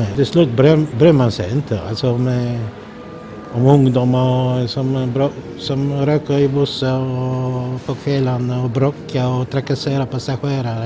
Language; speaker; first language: Swedish; non-native, fluent; Polish